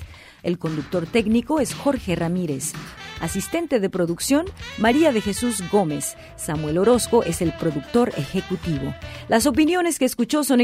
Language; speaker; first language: Spanish; native; Spanish